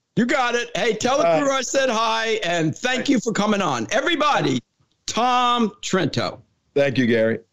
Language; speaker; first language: English; native; English